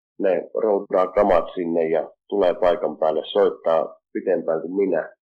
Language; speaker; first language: Finnish; native; Finnish